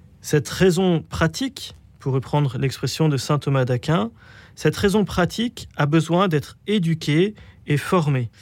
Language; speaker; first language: French; native; French